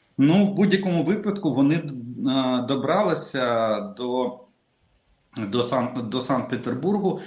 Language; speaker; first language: Ukrainian; non-native, local second language; Russian